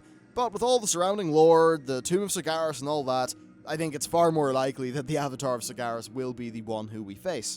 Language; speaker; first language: English; native; English